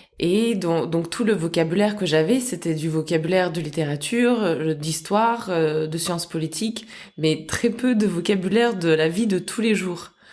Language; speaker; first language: French; early bilingual, other home language; Russian